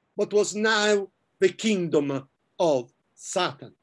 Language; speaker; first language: English; non-native, fluent; Italian